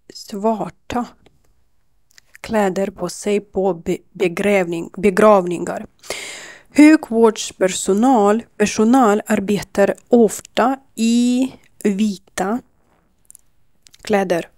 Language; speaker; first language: Swedish; non-native, learner; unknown